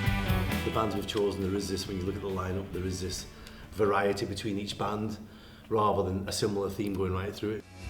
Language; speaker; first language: English; native; English